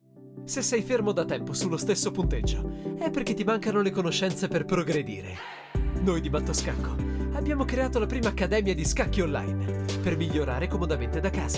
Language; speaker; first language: Italian; native; Italian